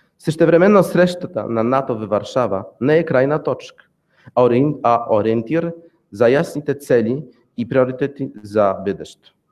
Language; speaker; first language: Bulgarian; non-native, fluent; Polish